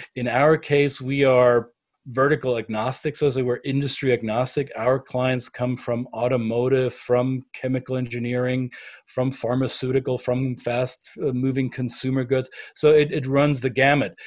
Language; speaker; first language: English; non-native, fluent; German